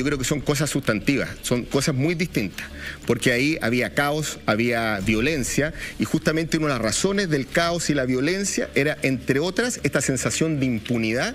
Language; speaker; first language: Spanish; native; Spanish